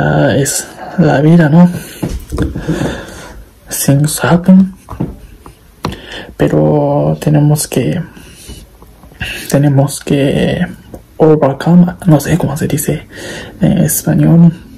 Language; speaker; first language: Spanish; non-native, learner; Japanese